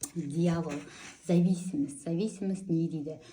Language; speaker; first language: Russian; non-native, local second language; Kazakh